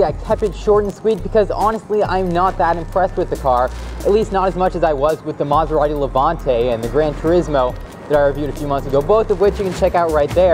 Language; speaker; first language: English; native; English